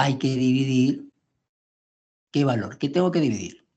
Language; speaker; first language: Spanish; native; Spanish